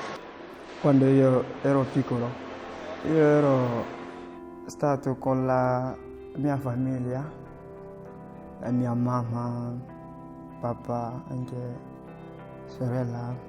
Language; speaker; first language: Italian; non-native, learner; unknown